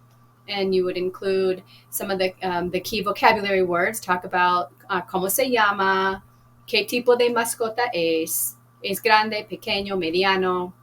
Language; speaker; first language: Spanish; non-native, fluent; English